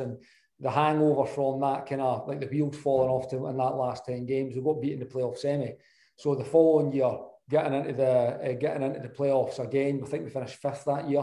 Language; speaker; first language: English; native; English